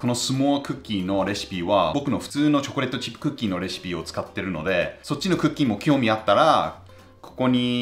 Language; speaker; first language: Japanese; non-native, fluent; English